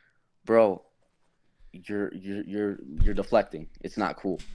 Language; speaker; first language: English; native; English